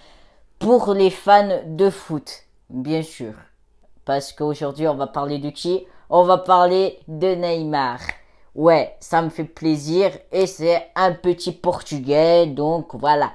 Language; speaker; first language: French; native; French